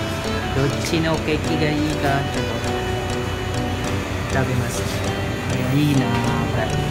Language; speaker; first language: Japanese; non-native, learner; Filipino